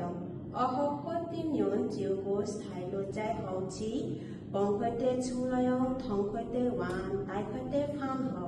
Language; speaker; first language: Cantonese; non-native, learner; Bangla